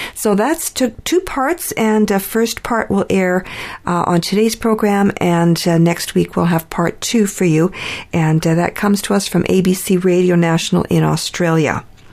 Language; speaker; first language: English; early bilingual, other home language; Ukrainian